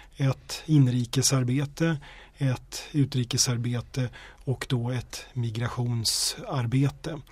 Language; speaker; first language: Swedish; native; Swedish